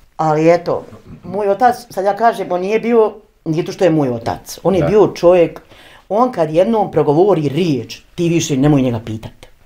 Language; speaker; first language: Croatian; native; Croatian